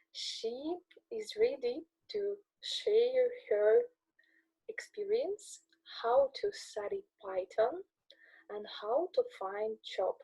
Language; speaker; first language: English; non-native, learner; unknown